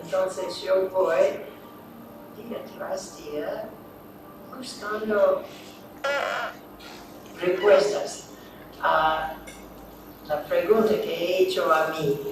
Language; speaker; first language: Spanish; non-native, fluent; English